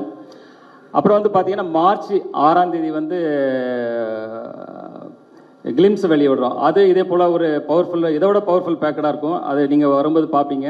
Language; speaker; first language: Tamil; native; Tamil